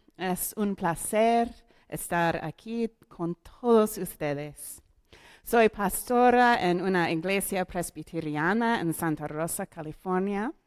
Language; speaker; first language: Spanish; non-native, learner; English